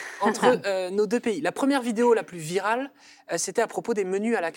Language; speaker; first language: French; native; French